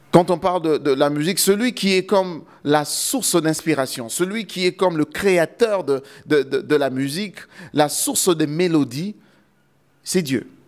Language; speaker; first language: French; non-native, local second language; Lingala